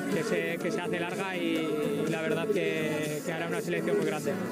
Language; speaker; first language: Spanish; native; Spanish